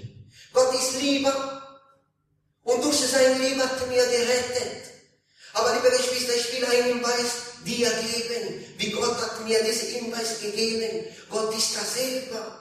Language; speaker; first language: German; non-native, learner; Italian